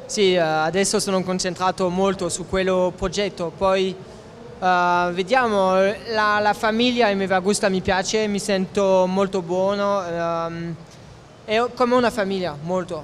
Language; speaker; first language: Italian; non-native, fluent; French